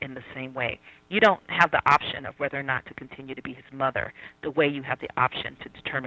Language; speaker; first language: English; native; English